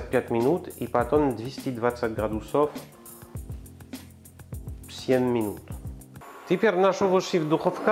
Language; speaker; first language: Russian; non-native, learner; French